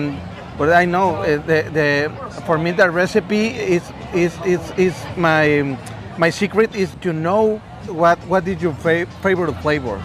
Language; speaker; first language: English; non-native, learner; Spanish